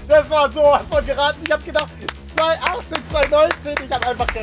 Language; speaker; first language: German; native; German